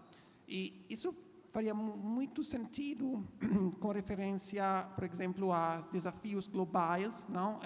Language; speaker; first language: Portuguese; non-native, fluent; Italian